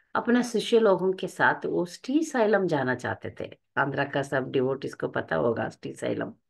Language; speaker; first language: Hindi; non-native, local second language; Tamil